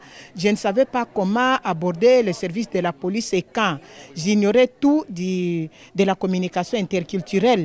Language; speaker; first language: French; non-native, fluent; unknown